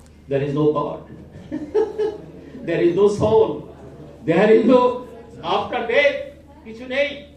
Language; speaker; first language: English; non-native, local second language; Bangla